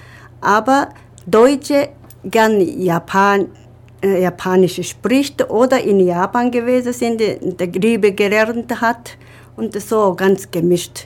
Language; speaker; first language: German; non-native, learner; Japanese